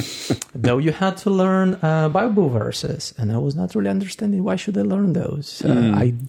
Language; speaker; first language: English; non-native, fluent; Russian